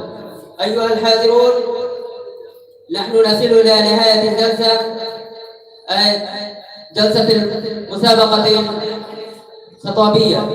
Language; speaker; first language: Arabic; non-native, learner; Bangla